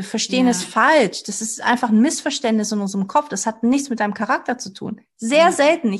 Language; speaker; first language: German; early bilingual, other home language; Portuguese